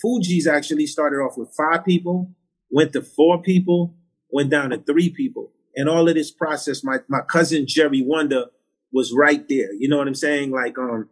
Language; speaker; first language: English; early bilingual, other home language; Haitian Creole